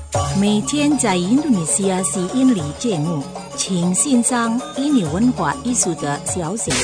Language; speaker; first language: Chinese; non-native, learner; Indonesian